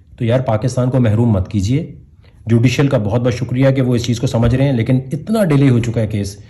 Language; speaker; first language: Urdu; native; Urdu